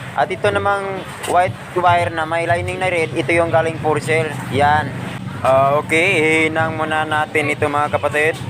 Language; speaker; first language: Filipino; native; Filipino